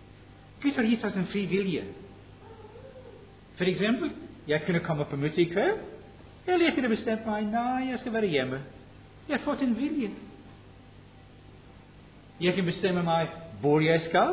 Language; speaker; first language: Norwegian; non-native, fluent; English